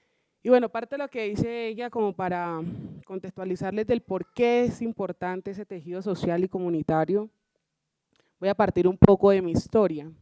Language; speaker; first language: Spanish; native; Spanish